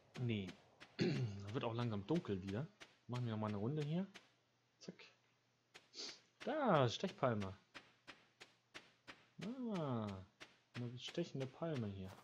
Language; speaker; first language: German; native; German